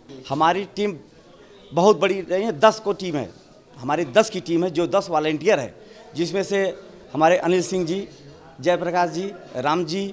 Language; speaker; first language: Hindi; native; Hindi